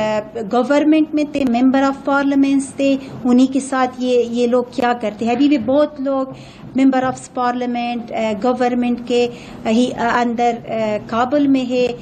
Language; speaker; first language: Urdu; non-native, fluent; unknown